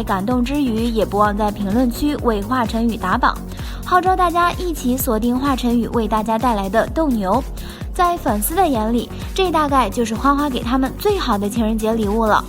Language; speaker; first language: Chinese; native; Chinese